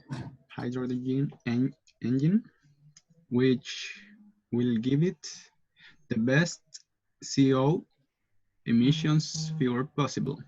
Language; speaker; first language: English; non-native, learner; Spanish